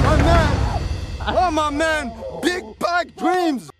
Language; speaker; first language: English; non-native, learner; French